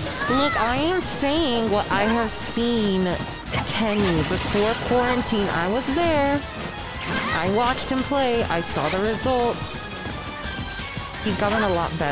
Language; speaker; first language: English; native; English